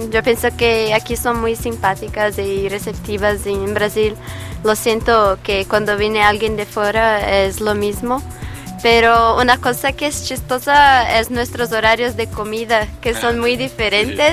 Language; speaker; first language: Spanish; non-native, learner; Portuguese